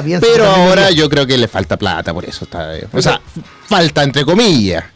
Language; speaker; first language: Spanish; native; Spanish